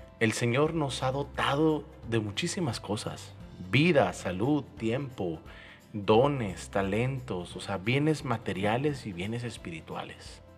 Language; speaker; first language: Spanish; native; Spanish